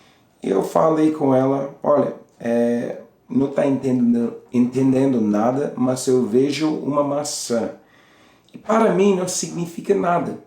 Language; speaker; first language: Portuguese; non-native, learner; English